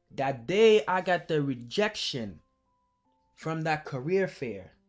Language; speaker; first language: English; early bilingual, other home language; Haitian Creole